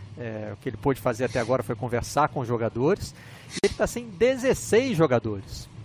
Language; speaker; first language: Portuguese; native; Portuguese